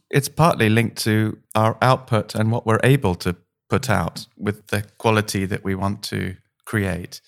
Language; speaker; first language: English; native; English